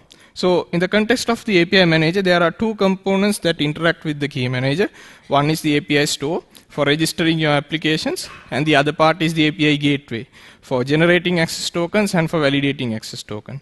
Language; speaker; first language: English; non-native, local second language; Sinhala